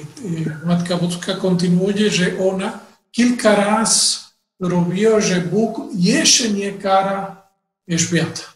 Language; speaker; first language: Polish; non-native, learner; Spanish